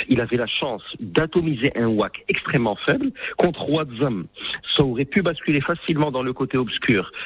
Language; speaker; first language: French; non-native, local second language; Arabic